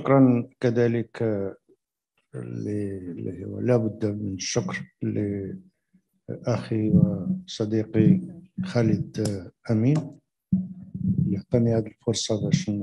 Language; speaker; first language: Arabic; native; Arabic